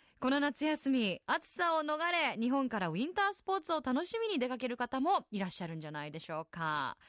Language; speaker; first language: Japanese; native; Japanese